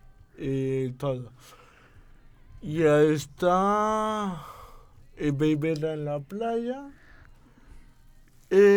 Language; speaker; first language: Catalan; non-native, local second language; Spanish